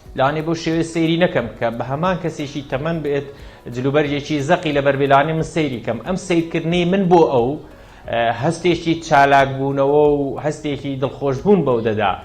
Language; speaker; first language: Central Kurdish; native; Central Kurdish